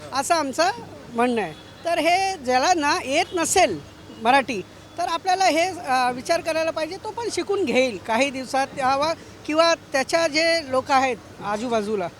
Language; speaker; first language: Marathi; non-native, local second language; Hindi